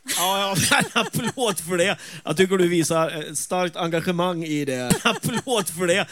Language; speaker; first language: Swedish; native; Swedish